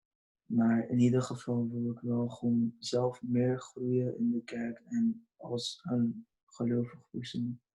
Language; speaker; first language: Dutch; early bilingual, other home language; Urdu